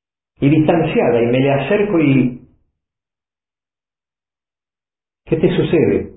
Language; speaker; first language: Spanish; native; Spanish